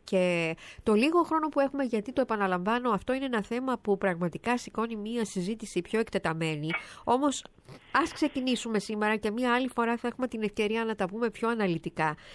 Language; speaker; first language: Greek; native; Greek